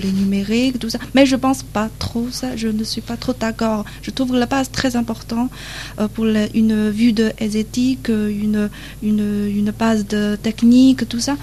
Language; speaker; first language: French; non-native, learner; Chinese